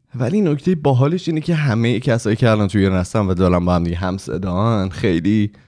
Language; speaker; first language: Persian; native; Persian